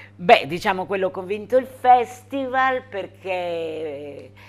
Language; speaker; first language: Italian; native; Italian